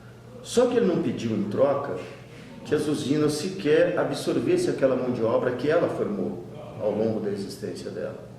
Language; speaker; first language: Portuguese; native; Portuguese